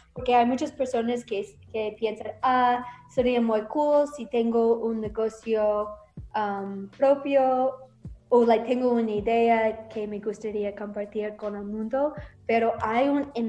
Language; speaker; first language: Spanish; non-native, learner; English